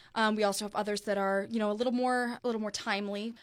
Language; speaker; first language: English; native; English